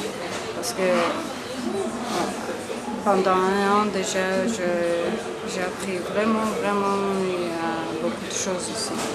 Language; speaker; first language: French; non-native, learner; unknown